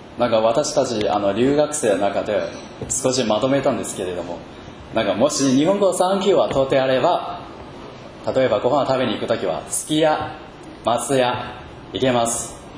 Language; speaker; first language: Japanese; non-native, fluent; Chinese